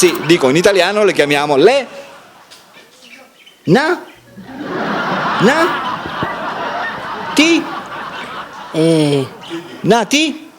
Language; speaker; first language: Italian; native; Italian